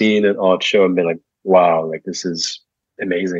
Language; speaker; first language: English; native; English